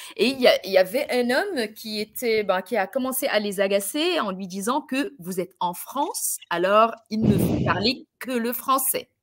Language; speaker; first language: French; non-native, fluent; Arabic